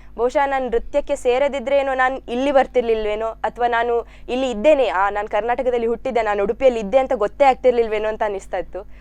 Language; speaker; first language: Kannada; non-native, local second language; Tulu